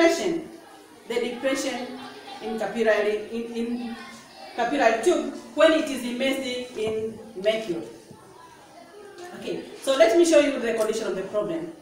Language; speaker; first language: English; non-native, local second language; Swahili